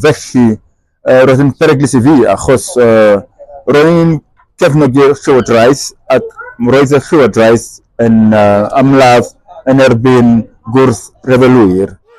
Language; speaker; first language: Welsh; non-native, fluent; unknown